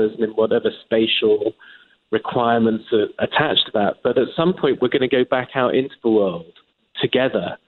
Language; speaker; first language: English; native; English